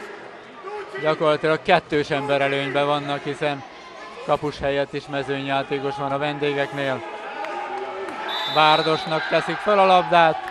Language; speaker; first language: Hungarian; native; Hungarian